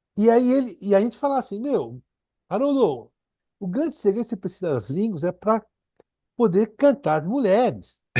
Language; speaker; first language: Portuguese; early bilingual, other home language; Korean